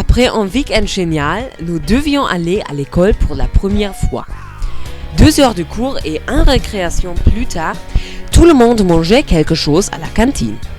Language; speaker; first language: French; non-native, learner; German